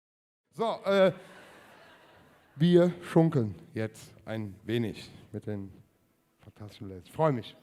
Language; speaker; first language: German; native; German